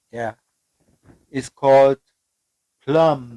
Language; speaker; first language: English; non-native, fluent; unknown